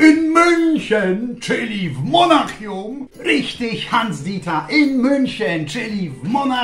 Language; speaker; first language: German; non-native, fluent; Polish